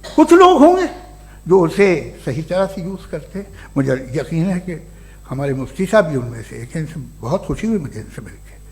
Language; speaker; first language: Urdu; native; Urdu